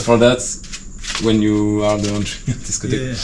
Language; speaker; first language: English; non-native, learner; French